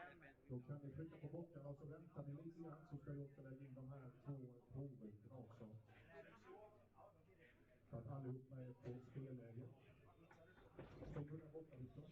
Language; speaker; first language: Swedish; native; Swedish